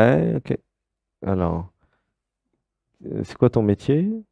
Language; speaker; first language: French; native; French